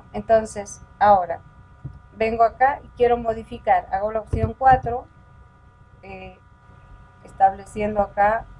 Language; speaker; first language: Spanish; native; Spanish